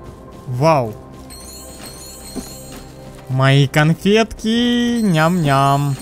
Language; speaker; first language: Russian; native; Russian